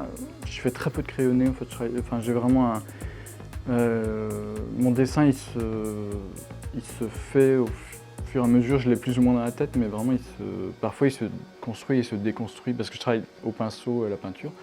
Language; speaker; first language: French; native; French